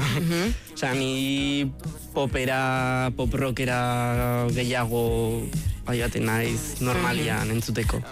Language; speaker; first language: Basque; non-native, local second language; Spanish